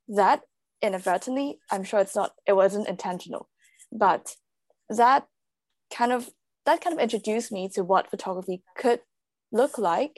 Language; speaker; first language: English; non-native, local second language; Cantonese